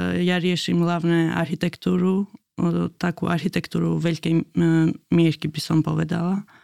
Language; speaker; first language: Slovak; non-native, fluent; Albanian